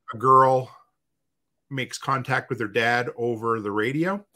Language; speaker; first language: English; native; English